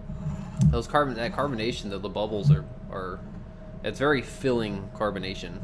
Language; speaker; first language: English; native; English